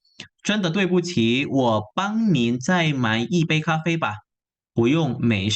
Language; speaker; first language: Chinese; non-native, fluent; Indonesian